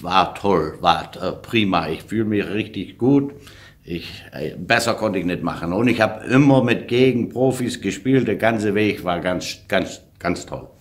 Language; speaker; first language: German; non-native, fluent; English